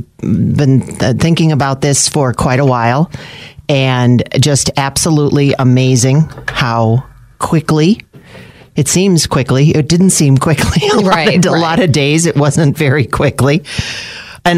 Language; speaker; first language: English; native; English